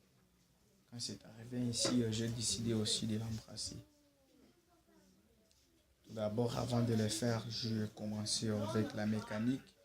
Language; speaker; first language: French; non-native, local second language; Swahili